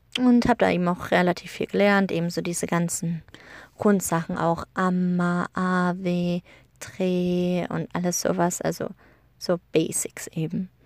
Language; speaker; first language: German; native; German